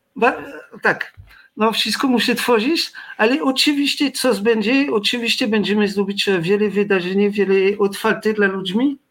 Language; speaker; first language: Polish; non-native, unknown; French